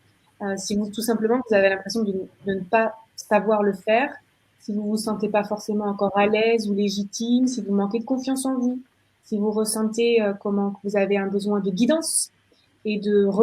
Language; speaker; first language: French; native; French